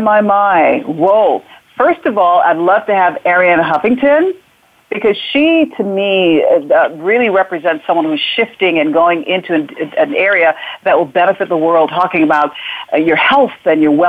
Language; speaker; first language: English; native; English